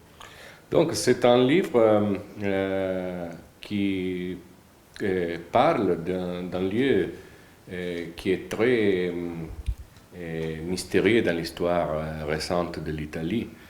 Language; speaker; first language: French; non-native, fluent; Italian